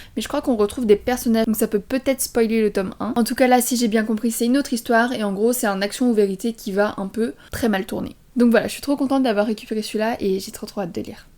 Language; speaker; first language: French; early bilingual, other home language; Vietnamese